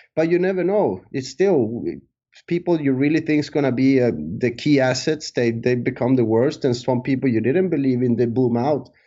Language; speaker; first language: English; early bilingual, other home language; Spanish